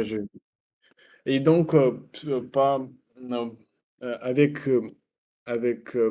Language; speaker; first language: French; non-native, fluent; Russian